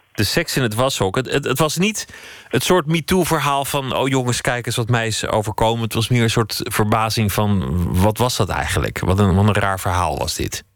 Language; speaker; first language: Dutch; native; Dutch